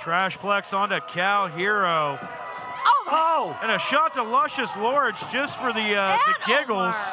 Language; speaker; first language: English; native; English